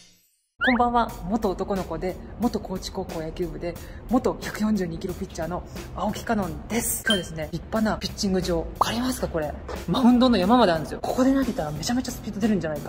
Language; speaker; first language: Japanese; native; Japanese